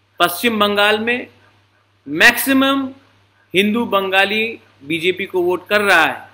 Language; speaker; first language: Hindi; non-native, local second language; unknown